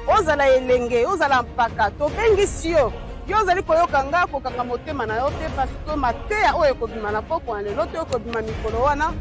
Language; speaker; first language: Lingala; native; Lingala